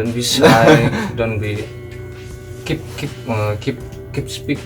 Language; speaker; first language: English; non-native, learner; Indonesian